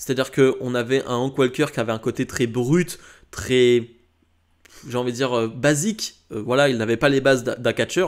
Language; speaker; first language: French; native; French